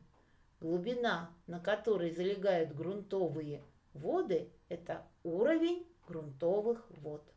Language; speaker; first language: Russian; native; Russian